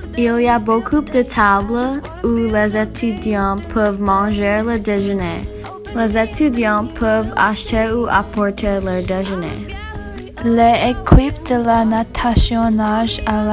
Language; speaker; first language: French; non-native, learner; English